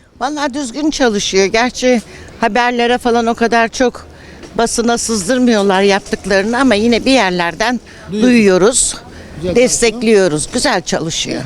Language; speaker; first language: Turkish; native; Turkish